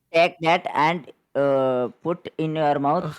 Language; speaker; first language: English; non-native, learner; Malayalam